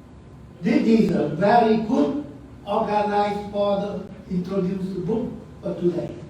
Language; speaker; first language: English; non-native, learner; Vietnamese